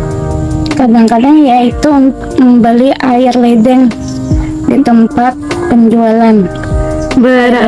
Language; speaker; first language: Indonesian; non-native, local second language; Banjar